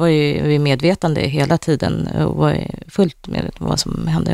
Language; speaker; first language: Swedish; native; Swedish